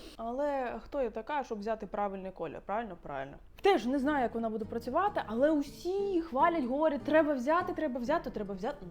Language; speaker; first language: Ukrainian; native; Ukrainian